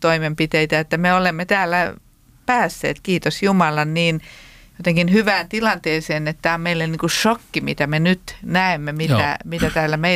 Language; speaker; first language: Finnish; native; Finnish